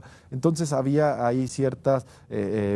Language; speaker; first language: Spanish; native; Spanish